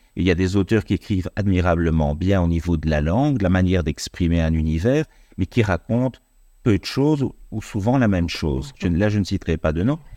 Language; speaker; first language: French; native; French